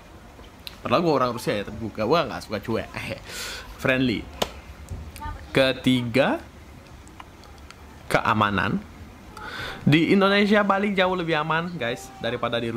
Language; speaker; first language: Indonesian; non-native, fluent; Russian